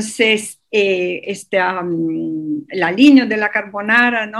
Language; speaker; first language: Spanish; non-native, fluent; Italian